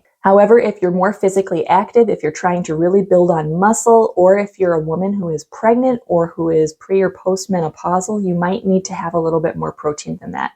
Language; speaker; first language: English; native; English